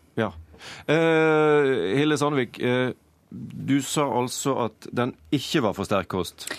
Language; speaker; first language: Norwegian; native; Norwegian